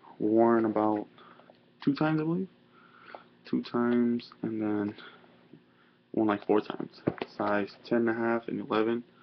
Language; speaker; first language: English; native; English